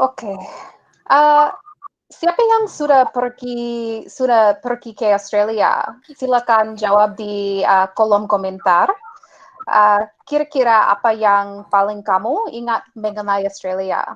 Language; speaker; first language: Indonesian; non-native, fluent; English